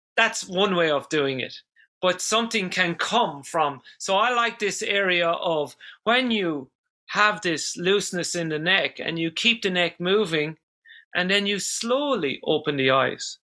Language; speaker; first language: English; native; English